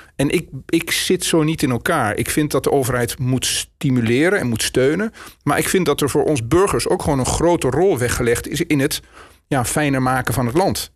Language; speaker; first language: Dutch; native; Dutch